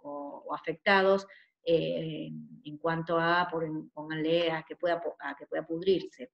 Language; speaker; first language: Spanish; native; Spanish